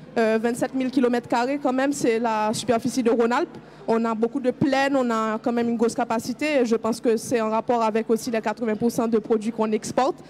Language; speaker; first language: French; non-native, local second language; Haitian Creole